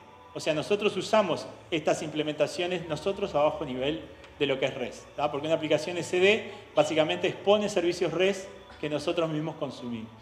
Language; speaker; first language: Spanish; native; Spanish